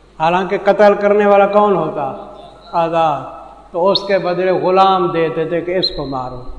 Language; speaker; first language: Urdu; non-native, local second language; Saraiki